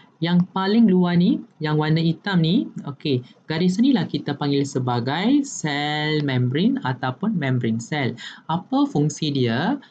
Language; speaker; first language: Malay; non-native, local second language; Tamil